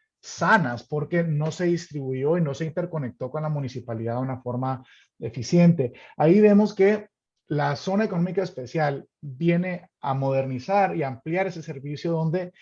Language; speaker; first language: Spanish; native; Spanish